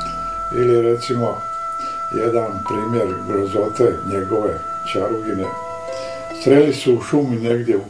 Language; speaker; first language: Serbian; native; Serbian